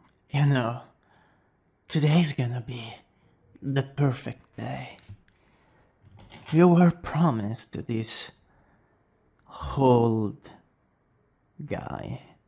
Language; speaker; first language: English; non-native, fluent; Italian